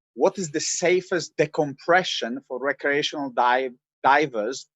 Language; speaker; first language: English; non-native, fluent; Polish